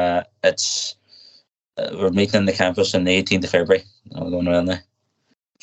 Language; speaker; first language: English; native; English